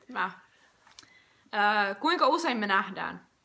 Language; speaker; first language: Finnish; native; Finnish